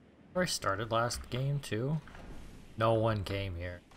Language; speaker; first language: English; native; English